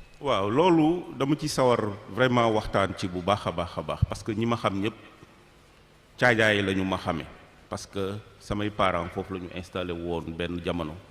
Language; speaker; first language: Wolof; non-native, local second language; Fula